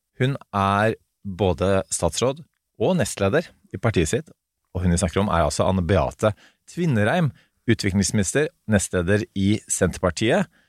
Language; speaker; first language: Norwegian; native; Norwegian